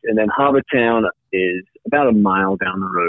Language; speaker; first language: English; native; English